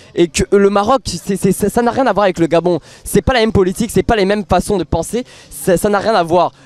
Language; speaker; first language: French; non-native, local second language; Arabic